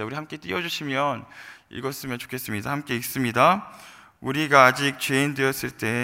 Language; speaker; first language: Korean; native; Korean